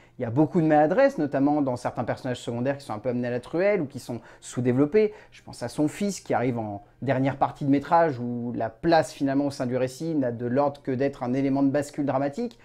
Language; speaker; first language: French; native; French